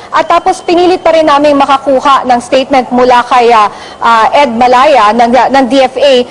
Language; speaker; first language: Filipino; native; Filipino